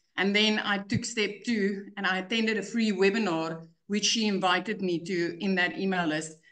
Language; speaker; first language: English; non-native, local second language; Afrikaans